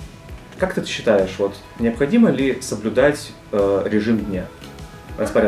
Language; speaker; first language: Russian; native; Russian